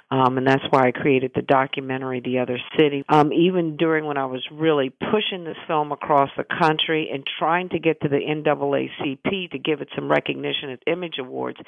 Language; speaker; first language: English; native; English